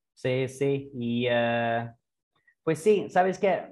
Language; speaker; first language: Spanish; non-native, fluent; English